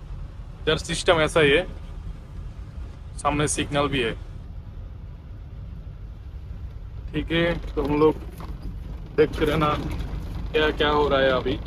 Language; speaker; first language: Hindi; non-native, learner; Bangla